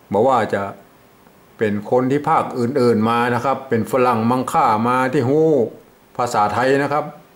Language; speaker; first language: Thai; native; Thai